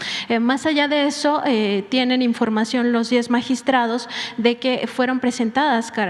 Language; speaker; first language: Spanish; native; Spanish